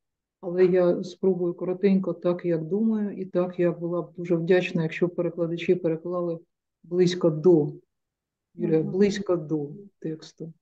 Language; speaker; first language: Ukrainian; native; Ukrainian